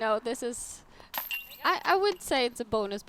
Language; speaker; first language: English; non-native, fluent; Norwegian